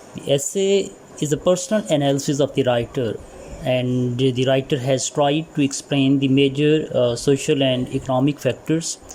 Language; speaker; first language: English; non-native, local second language; Urdu